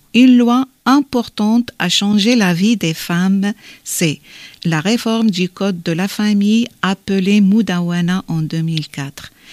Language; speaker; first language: French; non-native, learner; Arabic